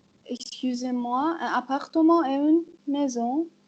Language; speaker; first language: French; non-native, learner; Persian